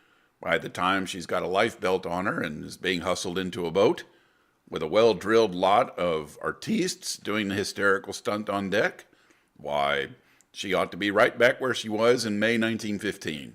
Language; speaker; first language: English; native; English